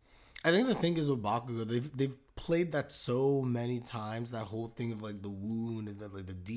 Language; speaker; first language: English; native; English